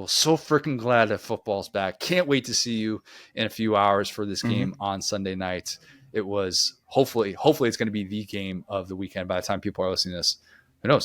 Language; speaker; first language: English; native; English